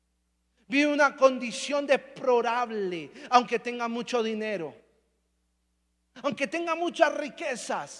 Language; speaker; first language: Spanish; native; Spanish